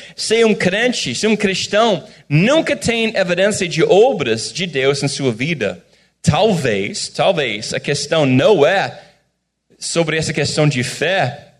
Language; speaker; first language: Portuguese; non-native, fluent; English